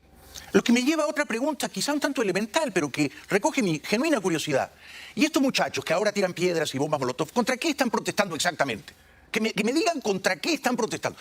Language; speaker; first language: Spanish; native; Spanish